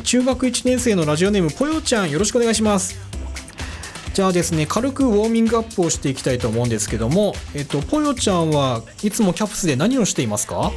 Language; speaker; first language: Japanese; native; Japanese